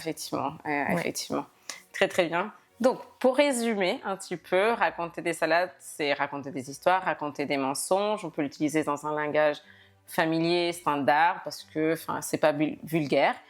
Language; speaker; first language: French; non-native, fluent; Spanish